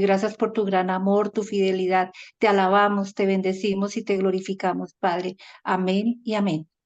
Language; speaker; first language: Spanish; native; Spanish